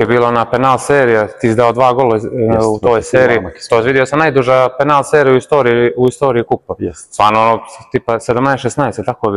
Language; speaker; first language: Bosnian; native; Bosnian